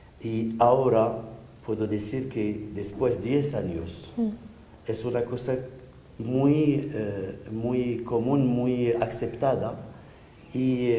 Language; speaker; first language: Spanish; non-native, fluent; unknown